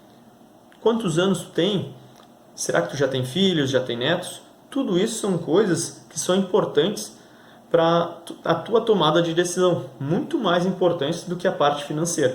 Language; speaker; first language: Portuguese; native; Portuguese